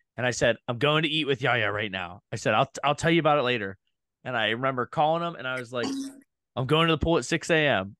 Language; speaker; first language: English; native; English